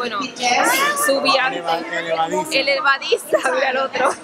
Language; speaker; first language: Spanish; native; Spanish